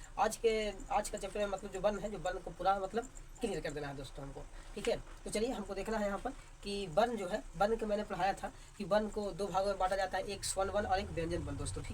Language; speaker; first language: Hindi; native; Hindi